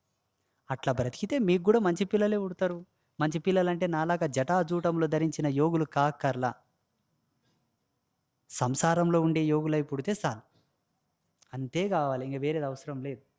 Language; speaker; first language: Telugu; native; Telugu